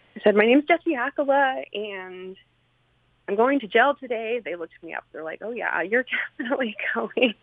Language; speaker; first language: English; native; English